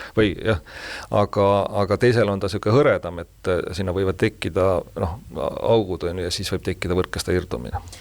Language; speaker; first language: Estonian; native; Estonian